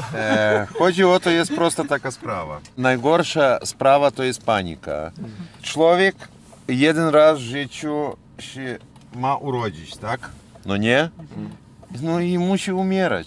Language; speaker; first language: Polish; non-native, learner; Ukrainian